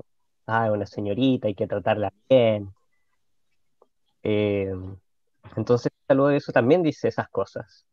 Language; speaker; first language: Spanish; native; Spanish